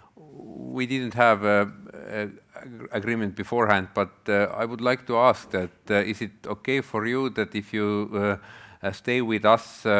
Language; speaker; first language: English; non-native, fluent; Estonian